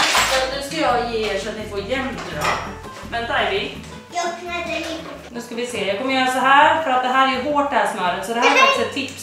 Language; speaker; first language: Swedish; native; Swedish